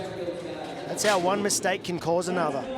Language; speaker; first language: English; native; English